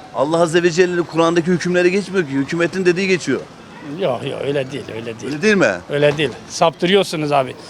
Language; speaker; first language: Turkish; native; Turkish